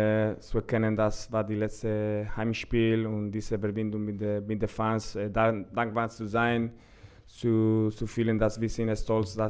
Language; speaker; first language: German; non-native, learner; Spanish